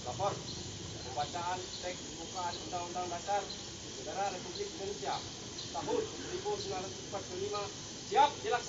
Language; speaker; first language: Indonesian; native; Indonesian